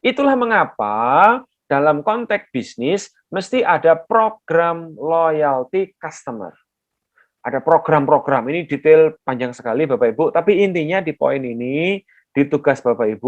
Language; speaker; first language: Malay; non-native, local second language; Javanese